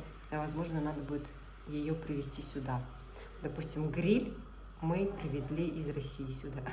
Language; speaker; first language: Russian; native; Russian